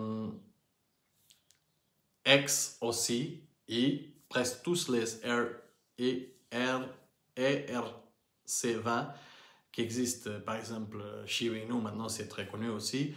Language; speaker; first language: French; non-native, learner; Portuguese